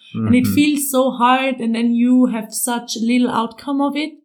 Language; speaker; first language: English; non-native, fluent; German